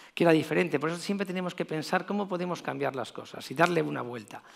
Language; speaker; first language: Spanish; native; Spanish